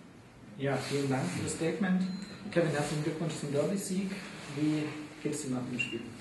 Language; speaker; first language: German; native; German